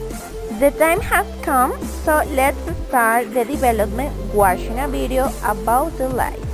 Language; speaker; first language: English; non-native, fluent; Spanish